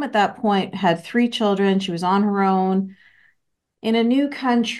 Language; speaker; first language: English; native; English